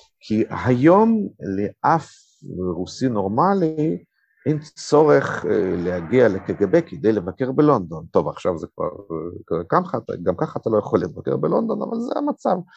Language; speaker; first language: Hebrew; non-native, fluent; Russian